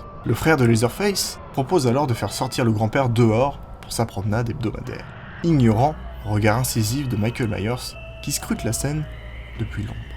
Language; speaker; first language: French; native; French